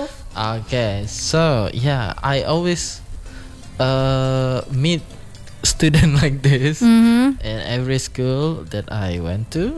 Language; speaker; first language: English; non-native, fluent; Indonesian